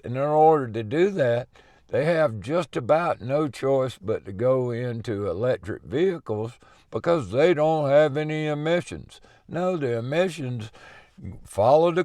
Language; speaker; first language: English; native; English